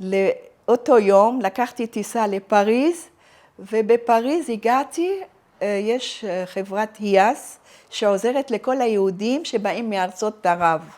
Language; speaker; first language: Hebrew; non-native, fluent; Arabic